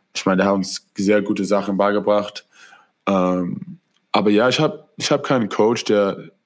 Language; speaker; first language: German; non-native, fluent; English